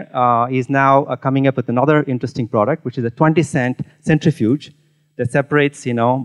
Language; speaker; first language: English; non-native, local second language; Tamil